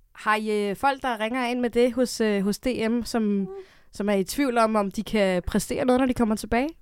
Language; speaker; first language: Danish; native; Danish